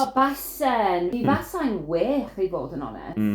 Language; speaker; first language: Welsh; non-native, fluent; English